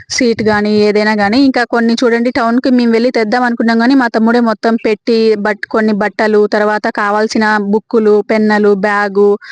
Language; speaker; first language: Telugu; native; Telugu